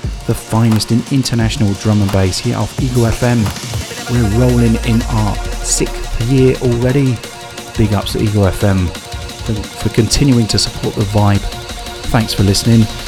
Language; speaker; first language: English; native; English